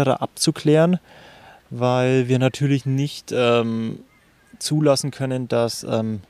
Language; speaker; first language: German; native; German